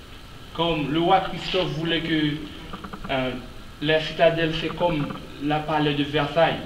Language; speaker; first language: French; non-native, local second language; Haitian Creole